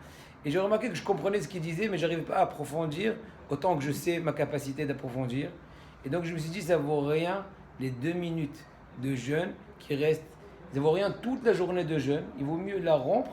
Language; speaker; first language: French; native; French